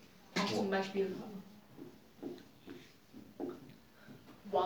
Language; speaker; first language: German; non-native, learner; Chinese